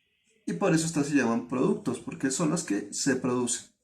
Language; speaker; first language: Spanish; native; Spanish